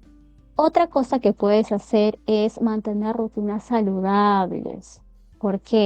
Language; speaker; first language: Spanish; native; Spanish